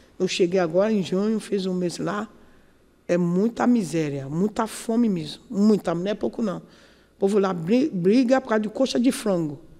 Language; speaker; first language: Portuguese; non-native, learner; Yoruba